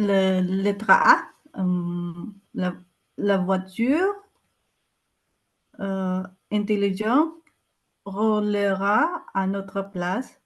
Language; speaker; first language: French; non-native, learner; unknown